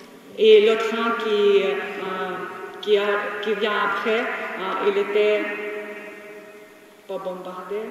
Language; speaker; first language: French; non-native, learner; Ukrainian